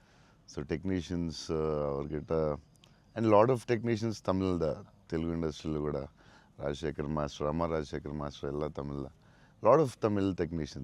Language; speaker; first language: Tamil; non-native, local second language; Telugu